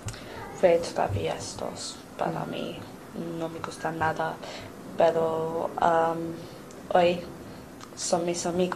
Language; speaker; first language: Spanish; non-native, learner; English